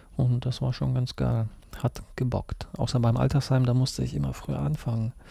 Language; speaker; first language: German; early bilingual, other home language; Russian